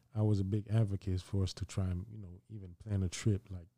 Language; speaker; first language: English; early bilingual, other home language; Haitian Creole